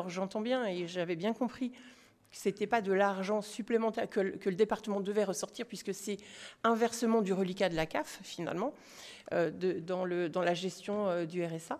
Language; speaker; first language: French; native; French